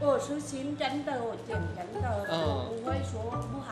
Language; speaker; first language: Chinese; non-native, learner; Vietnamese